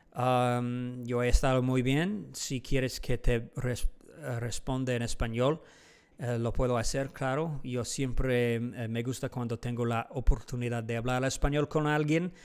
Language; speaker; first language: Spanish; non-native, learner; English